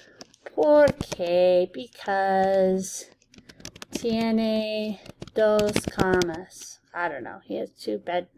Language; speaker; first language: Spanish; non-native, fluent; English